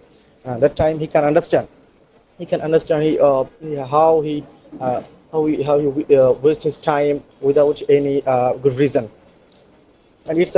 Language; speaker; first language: English; non-native, learner; Bangla